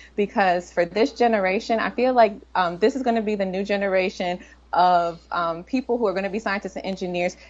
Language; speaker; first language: English; native; English